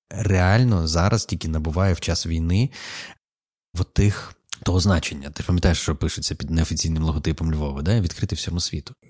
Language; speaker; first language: Ukrainian; native; Ukrainian